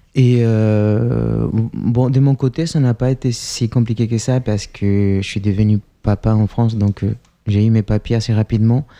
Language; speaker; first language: French; non-native, fluent; Spanish